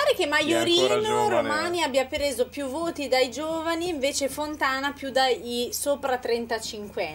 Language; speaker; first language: Italian; native; Italian